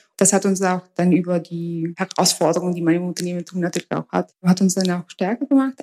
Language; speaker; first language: German; early bilingual, other home language; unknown